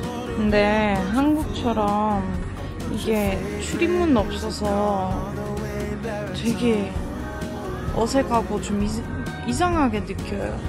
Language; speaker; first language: Korean; non-native, fluent; French